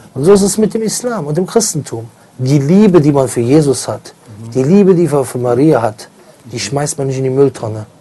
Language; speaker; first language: German; native; German